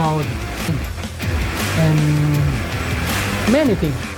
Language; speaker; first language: English; non-native, learner; Portuguese